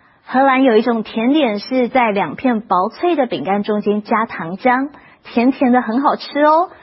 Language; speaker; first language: Chinese; native; Chinese